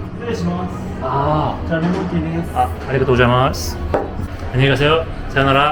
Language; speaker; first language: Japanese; non-native, learner; Korean